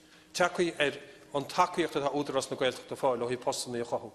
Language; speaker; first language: Irish; native; Irish